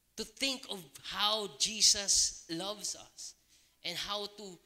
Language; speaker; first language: English; non-native, local second language; Filipino